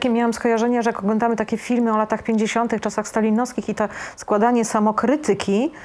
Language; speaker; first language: Polish; native; Polish